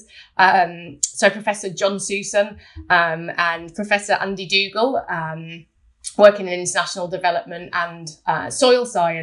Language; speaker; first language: English; native; English